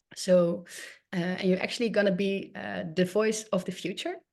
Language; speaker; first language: English; non-native, fluent; Dutch